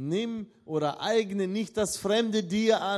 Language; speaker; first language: German; non-native, fluent; Russian